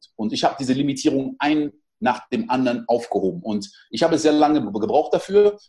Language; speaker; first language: German; early bilingual, other home language; French